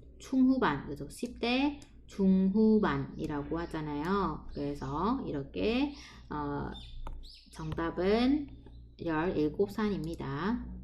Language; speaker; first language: Korean; non-native, fluent; Vietnamese